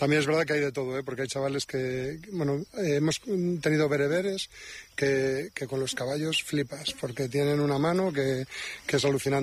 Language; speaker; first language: Spanish; native; Spanish